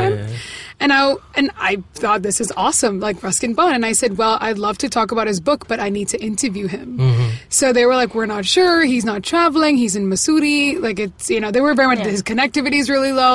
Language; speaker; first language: English; non-native, local second language; Malayalam